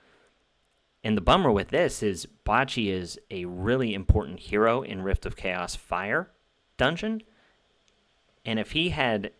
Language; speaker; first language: English; native; English